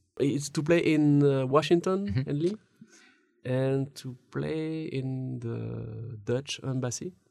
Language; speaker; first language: English; non-native, learner; French